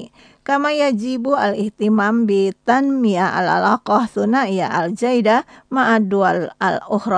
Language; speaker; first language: Arabic; non-native, learner; Indonesian